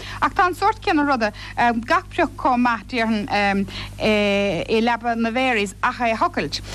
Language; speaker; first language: Irish; native; Irish